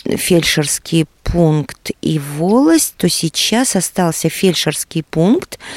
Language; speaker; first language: Russian; native; Russian